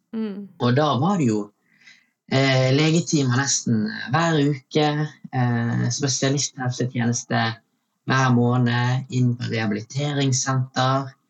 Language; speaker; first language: Norwegian; early bilingual, other home language; Tamil